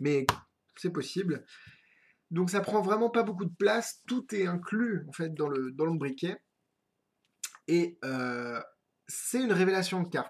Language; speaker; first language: French; native; French